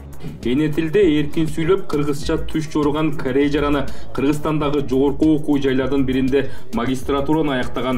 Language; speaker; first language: Kyrgyz; native; Kyrgyz